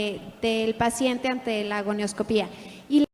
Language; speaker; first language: Spanish; native; Spanish